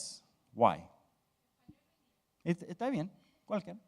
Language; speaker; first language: Spanish; non-native, fluent; English